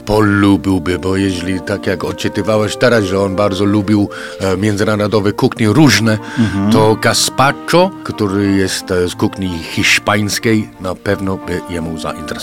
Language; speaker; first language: Polish; non-native, fluent; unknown